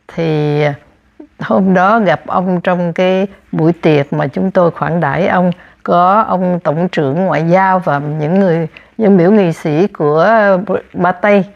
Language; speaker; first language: Vietnamese; native; Vietnamese